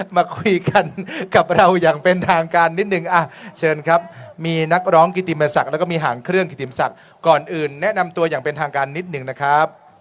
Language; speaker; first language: Thai; native; Thai